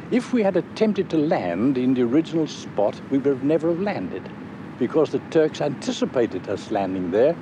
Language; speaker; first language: English; native; English